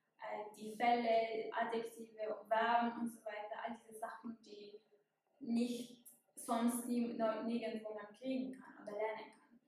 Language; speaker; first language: German; non-native, fluent; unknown